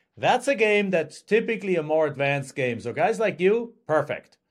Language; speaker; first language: English; non-native, fluent; German